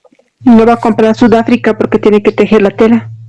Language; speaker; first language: Spanish; native; Spanish